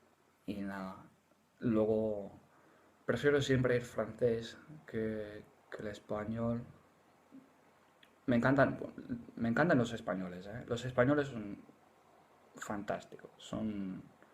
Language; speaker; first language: Spanish; non-native, fluent; English